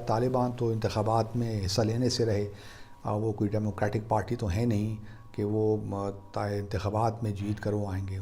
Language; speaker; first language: Urdu; native; Urdu